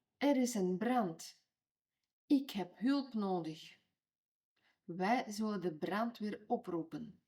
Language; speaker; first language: Dutch; non-native, fluent; Ukrainian